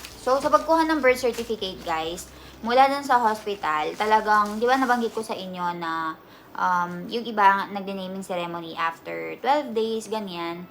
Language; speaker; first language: Filipino; native; Filipino